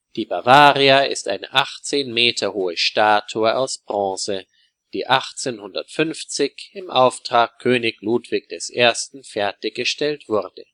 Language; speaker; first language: German; native; German